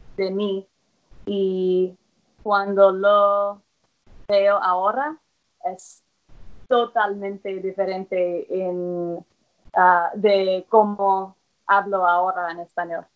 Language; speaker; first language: Spanish; non-native, fluent; English